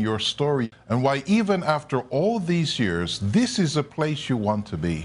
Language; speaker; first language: English; native; English